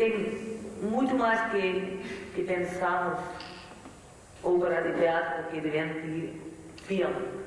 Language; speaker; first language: Portuguese; non-native, learner; French